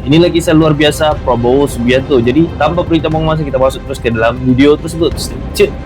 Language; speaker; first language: Malay; native; Malay